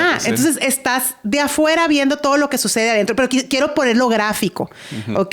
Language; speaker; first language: Spanish; native; Spanish